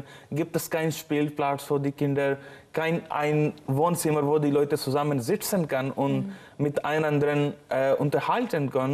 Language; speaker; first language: German; non-native, learner; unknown